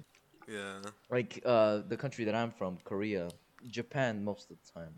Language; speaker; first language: English; non-native, fluent; Korean